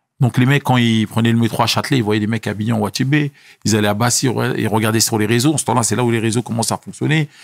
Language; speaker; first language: French; early bilingual, other home language; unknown